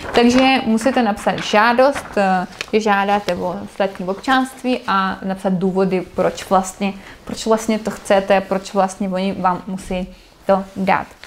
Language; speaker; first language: Czech; non-native, fluent; Russian